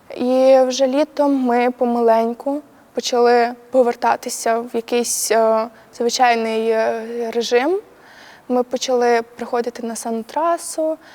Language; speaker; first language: Ukrainian; native; Ukrainian